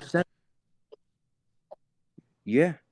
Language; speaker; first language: English; native; English